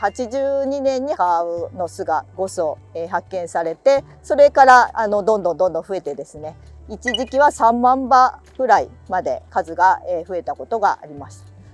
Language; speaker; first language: Japanese; native; Japanese